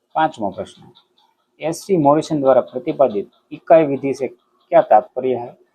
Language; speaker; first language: Hindi; non-native, local second language; Gujarati